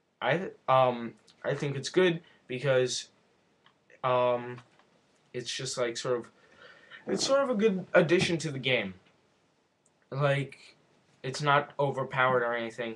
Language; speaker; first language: English; native; English